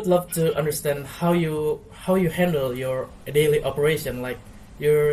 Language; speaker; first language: English; non-native, learner; Indonesian